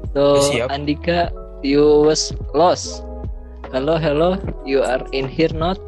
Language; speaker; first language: English; non-native, learner; Indonesian